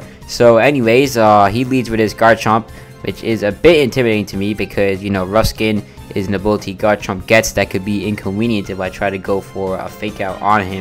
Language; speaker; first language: English; native; English